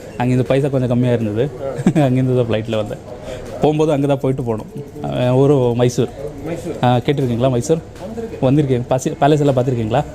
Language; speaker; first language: Tamil; non-native, learner; Kannada